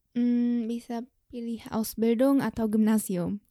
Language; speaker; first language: Indonesian; early bilingual, other home language; German